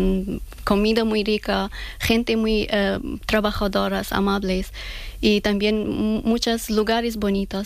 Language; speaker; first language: Spanish; non-native, fluent; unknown